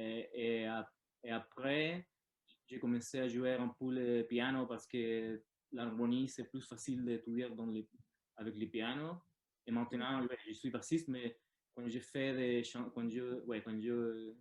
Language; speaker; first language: French; non-native, learner; Spanish